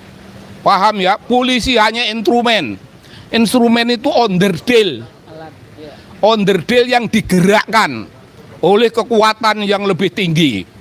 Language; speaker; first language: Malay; non-native, local second language; Javanese